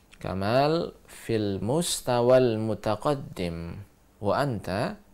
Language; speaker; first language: Arabic; non-native, fluent; Indonesian